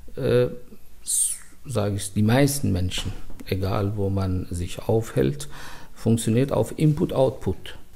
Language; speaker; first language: German; non-native, fluent; Persian